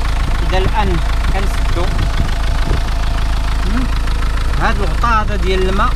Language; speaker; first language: Arabic; native; Arabic